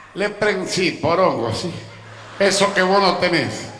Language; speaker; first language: Spanish; native; Spanish